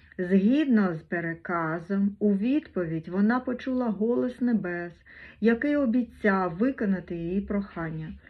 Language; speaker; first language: Ukrainian; non-native, local second language; Russian